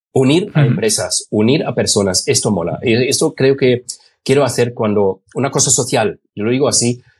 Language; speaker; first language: Spanish; non-native, fluent; German